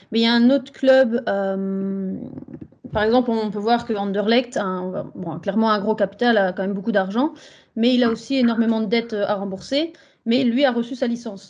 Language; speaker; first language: French; native; French